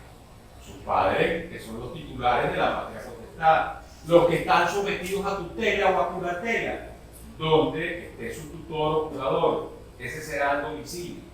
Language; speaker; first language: Spanish; native; Spanish